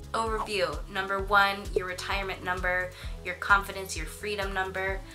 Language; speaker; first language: English; native; English